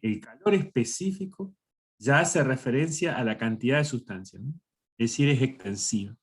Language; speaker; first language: Spanish; native; Spanish